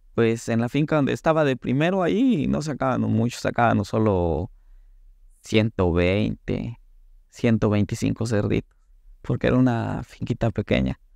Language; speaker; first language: Spanish; native; Spanish